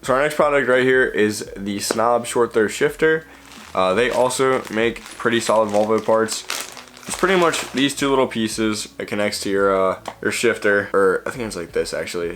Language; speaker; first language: English; native; English